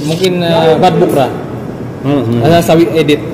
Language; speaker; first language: Arabic; non-native, learner; Filipino